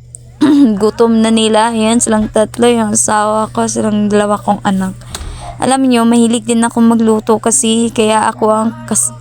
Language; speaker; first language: Filipino; non-native, local second language; Cebuano